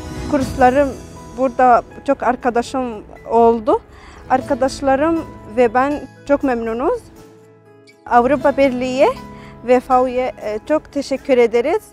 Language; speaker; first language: Turkish; non-native, learner; Arabic